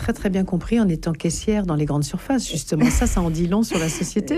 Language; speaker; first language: French; native; French